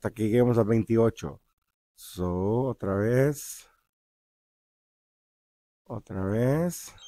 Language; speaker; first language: Spanish; early bilingual, heritage; Spanish